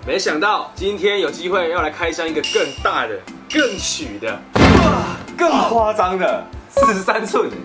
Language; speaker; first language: Chinese; native; Chinese